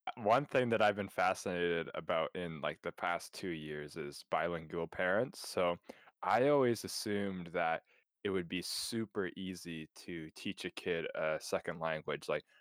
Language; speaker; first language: English; native; English